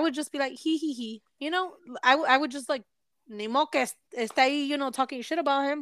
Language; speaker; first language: English; early bilingual, other home language; Spanish